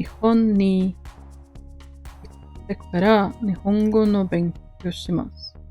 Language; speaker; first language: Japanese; non-native, learner; Norwegian